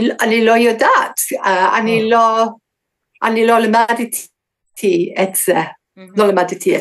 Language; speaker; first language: Hebrew; non-native, learner; English